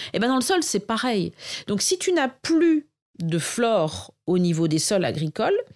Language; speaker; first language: French; native; French